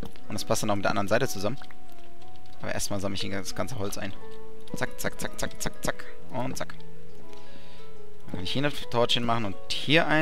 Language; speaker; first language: German; native; German